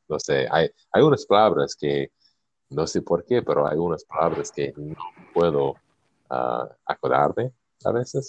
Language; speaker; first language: Spanish; non-native, learner; English